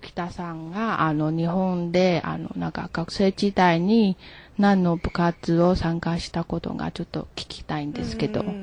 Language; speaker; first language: Japanese; non-native, learner; Chinese